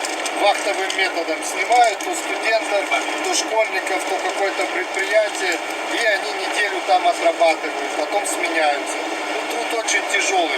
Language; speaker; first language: Russian; native; Russian